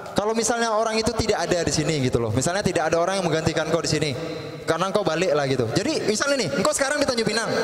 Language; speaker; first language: Indonesian; native; Indonesian